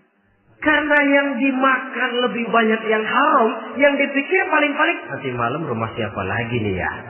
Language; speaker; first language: Indonesian; native; Indonesian